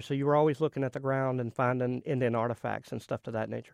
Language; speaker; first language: English; native; English